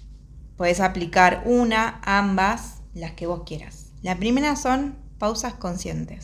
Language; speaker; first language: Spanish; native; Spanish